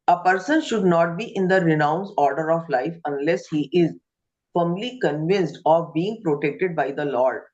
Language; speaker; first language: English; non-native, local second language; Hindi